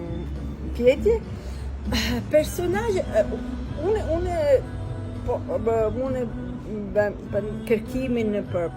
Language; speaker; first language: Albanian; non-native, learner; Italian